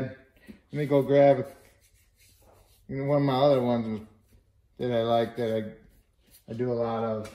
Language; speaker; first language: English; native; English